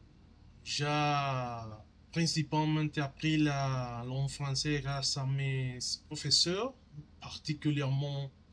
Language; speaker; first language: French; non-native, learner; Spanish